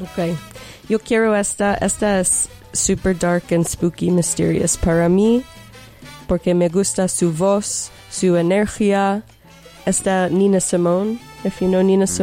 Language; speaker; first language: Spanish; non-native, learner; English